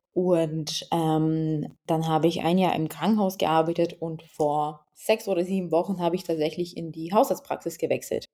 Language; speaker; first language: German; non-native, fluent; Lithuanian